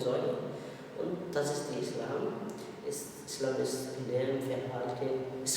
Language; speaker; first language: German; non-native, learner; Arabic